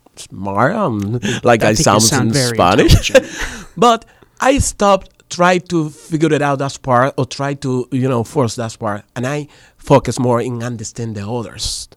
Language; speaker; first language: English; non-native, learner; Spanish